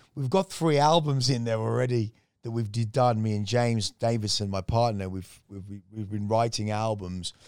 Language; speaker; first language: English; native; English